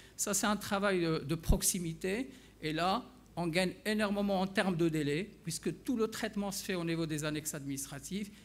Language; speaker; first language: French; non-native, local second language; Arabic